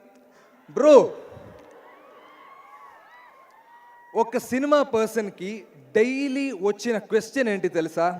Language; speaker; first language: Telugu; non-native, learner; Malayalam